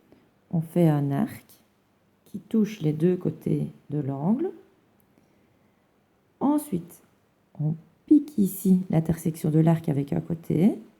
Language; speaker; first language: French; native; French